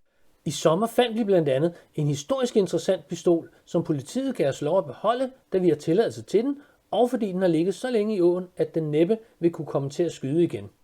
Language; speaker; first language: Danish; native; Danish